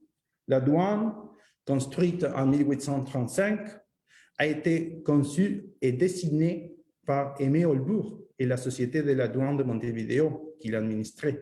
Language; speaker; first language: French; non-native, fluent; Spanish